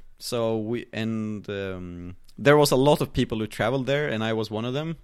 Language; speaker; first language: English; non-native, fluent; Swedish